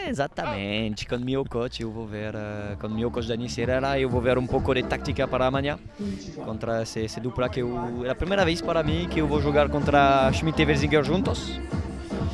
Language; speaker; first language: Portuguese; non-native, learner; Italian